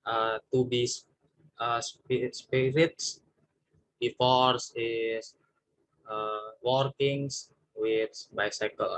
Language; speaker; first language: English; non-native, learner; Indonesian